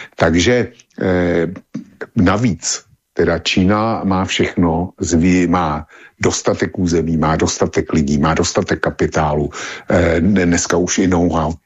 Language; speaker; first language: Czech; native; Czech